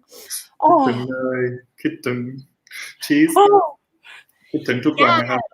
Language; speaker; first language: Thai; non-native, fluent; English